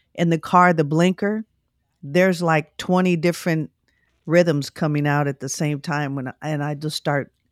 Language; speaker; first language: English; native; English